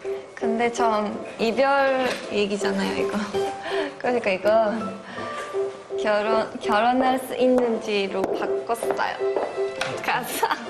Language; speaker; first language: Korean; non-native, fluent; Japanese